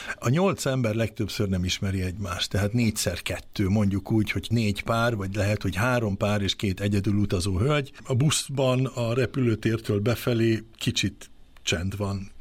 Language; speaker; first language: Hungarian; early bilingual, heritage; Swedish